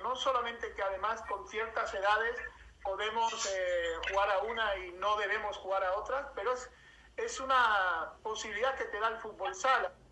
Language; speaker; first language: Spanish; native; Spanish